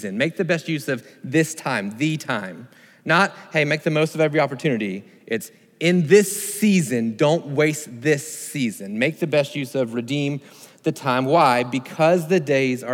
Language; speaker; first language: English; native; English